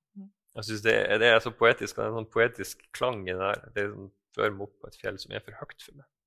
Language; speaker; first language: Norwegian; native; Norwegian